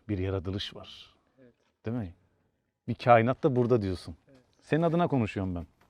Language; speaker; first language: Turkish; native; Turkish